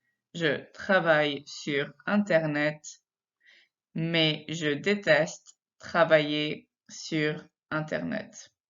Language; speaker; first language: French; non-native, fluent; English